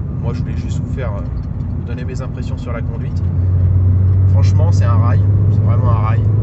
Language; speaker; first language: French; native; French